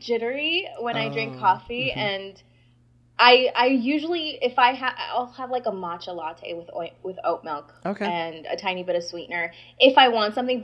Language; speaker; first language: English; non-native, fluent; Spanish